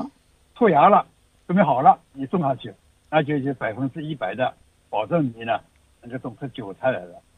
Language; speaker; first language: Chinese; native; Chinese